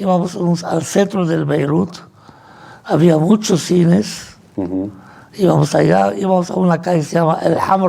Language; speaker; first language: Spanish; non-native, fluent; Arabic